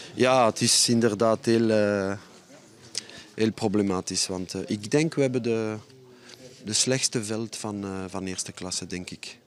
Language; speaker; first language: Dutch; non-native, fluent; French